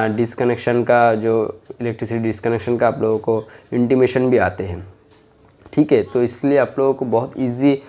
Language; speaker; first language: Hindi; non-native, local second language; Bangla